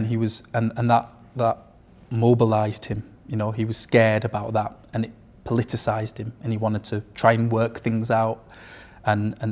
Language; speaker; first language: English; native; English